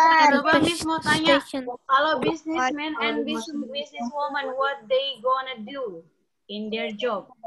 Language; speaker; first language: English; non-native, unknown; Indonesian